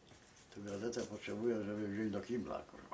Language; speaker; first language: Polish; native; Polish